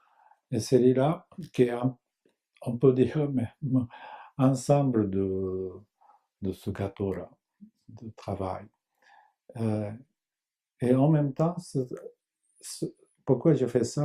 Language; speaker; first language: French; non-native, fluent; Japanese